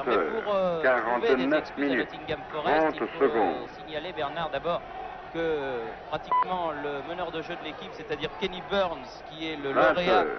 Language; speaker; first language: French; native; French